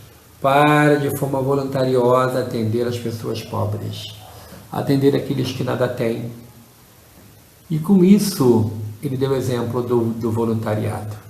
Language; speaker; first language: Portuguese; native; Portuguese